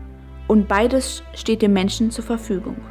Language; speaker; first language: German; native; German